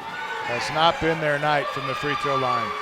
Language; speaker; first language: English; native; English